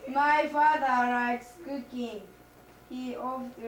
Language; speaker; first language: English; non-native, learner; Japanese